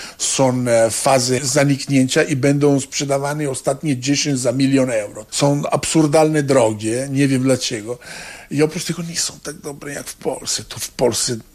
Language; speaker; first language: Polish; non-native, learner; Italian